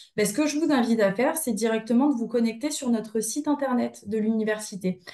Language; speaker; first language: French; native; French